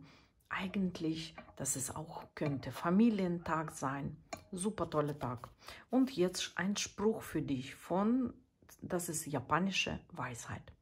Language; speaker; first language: German; non-native, fluent; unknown